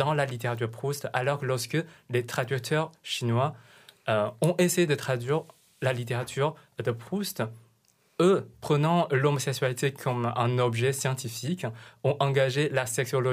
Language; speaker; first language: French; non-native, fluent; Chinese